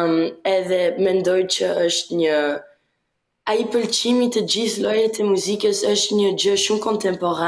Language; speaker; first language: Albanian; early bilingual, heritage; Albanian